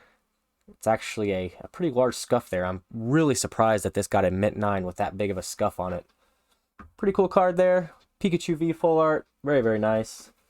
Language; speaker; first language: English; native; English